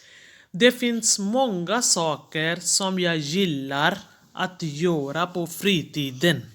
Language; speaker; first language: Swedish; non-native, fluent; Hindi